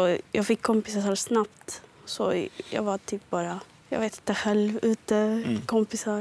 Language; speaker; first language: Swedish; early bilingual, other home language; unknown